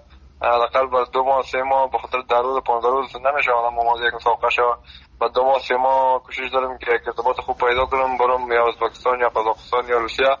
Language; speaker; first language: Persian; native; Persian